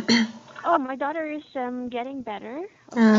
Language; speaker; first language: English; non-native, fluent; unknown